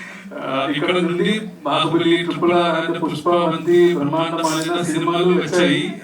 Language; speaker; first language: Telugu; non-native, learner; Malayalam